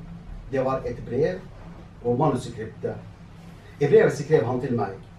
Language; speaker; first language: Norwegian; non-native, fluent; Arabic